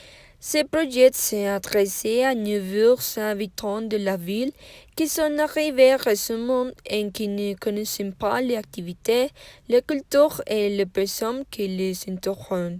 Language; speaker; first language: French; non-native, learner; Spanish